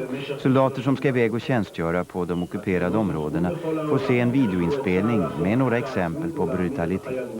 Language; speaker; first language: Swedish; native; Swedish